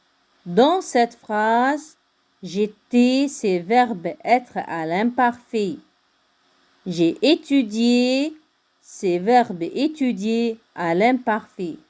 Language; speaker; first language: French; non-native, fluent; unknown